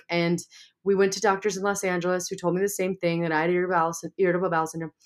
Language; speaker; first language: English; native; English